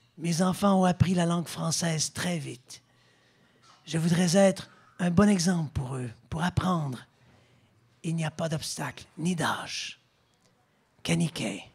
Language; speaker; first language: French; native; French